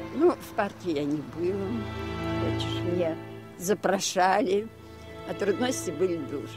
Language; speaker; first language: Polish; early bilingual, heritage; Polish